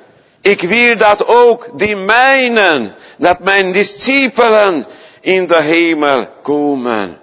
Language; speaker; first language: Dutch; non-native, fluent; Hungarian